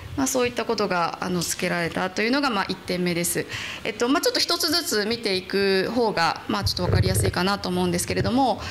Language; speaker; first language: Japanese; native; Japanese